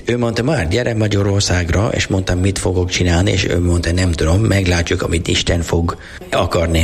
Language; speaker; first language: Hungarian; non-native, learner; English